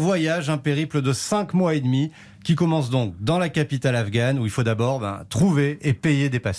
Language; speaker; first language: French; native; French